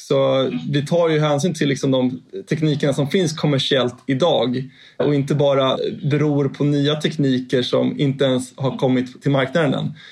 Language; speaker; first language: Swedish; native; Swedish